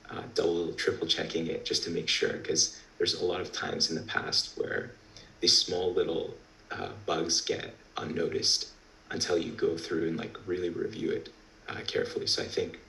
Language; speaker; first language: English; native; English